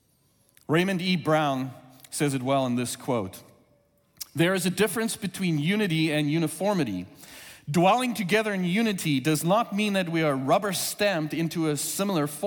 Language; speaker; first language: English; non-native, local second language; Afrikaans